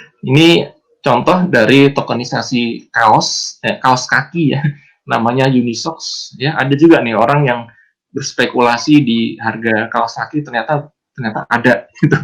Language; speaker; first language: Indonesian; native; Indonesian